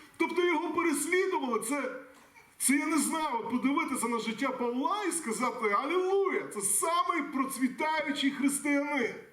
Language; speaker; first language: Ukrainian; non-native, local second language; Russian